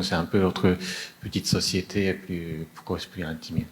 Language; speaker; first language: French; non-native, fluent; Japanese